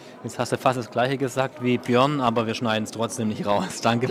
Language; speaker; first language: German; native; German